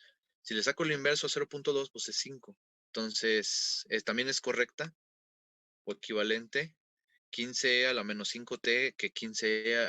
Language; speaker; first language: Spanish; native; Spanish